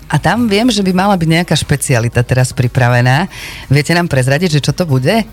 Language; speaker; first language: Slovak; native; Slovak